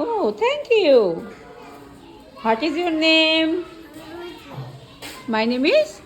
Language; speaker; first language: English; non-native, local second language; Bangla